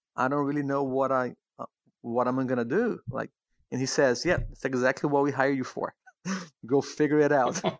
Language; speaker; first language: English; non-native, fluent; Portuguese